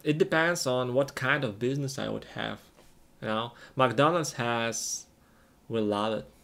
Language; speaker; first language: English; non-native, fluent; Russian